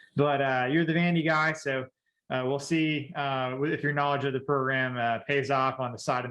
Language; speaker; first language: English; native; English